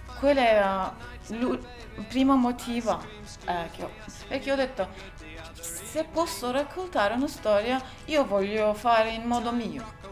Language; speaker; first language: Italian; non-native, learner; Turkish